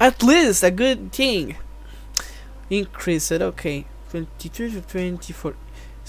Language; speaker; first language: English; non-native, fluent; Italian